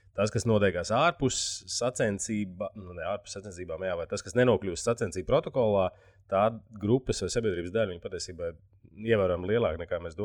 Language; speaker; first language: Latvian; native; Latvian